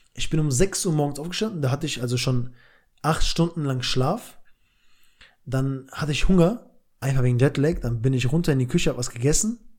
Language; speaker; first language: German; early bilingual, other home language; Albanian